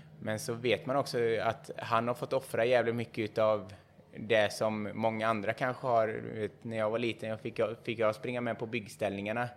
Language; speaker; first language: Swedish; native; Swedish